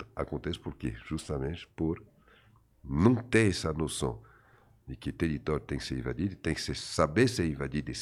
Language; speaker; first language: Portuguese; non-native, fluent; French